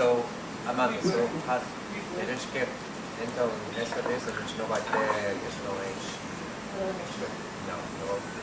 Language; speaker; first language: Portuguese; non-native, fluent; English